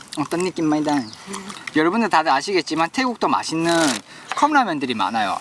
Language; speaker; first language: Korean; native; Korean